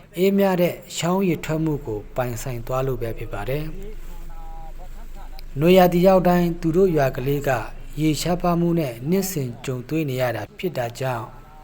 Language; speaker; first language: Burmese; non-native, local second language; Pa'o Karen